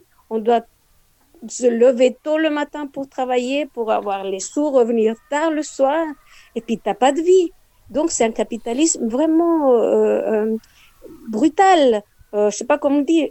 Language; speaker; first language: French; non-native, fluent; Spanish